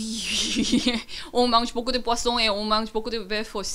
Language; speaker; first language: French; non-native, learner; Korean